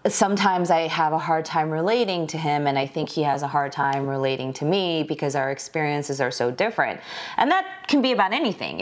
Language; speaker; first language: English; early bilingual, other home language; Korean